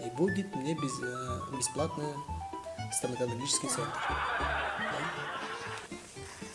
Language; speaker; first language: Russian; non-native, local second language; Tajik